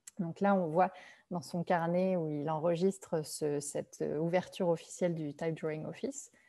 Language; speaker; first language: French; native; French